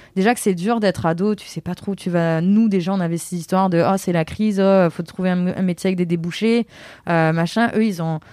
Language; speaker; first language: French; native; French